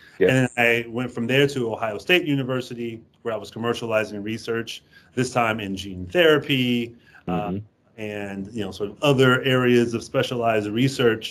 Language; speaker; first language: English; native; English